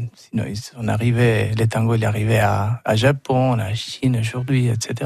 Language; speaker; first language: French; non-native, learner; Spanish